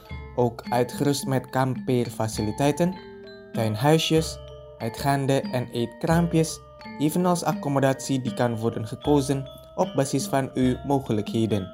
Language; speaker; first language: Dutch; non-native, fluent; Indonesian